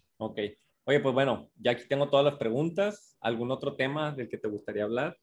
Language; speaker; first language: Spanish; native; Spanish